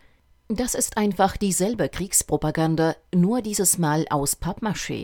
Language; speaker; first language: German; native; German